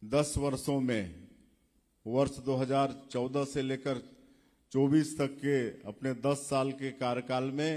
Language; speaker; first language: Hindi; native; Hindi